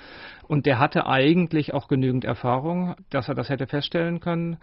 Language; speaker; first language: German; native; German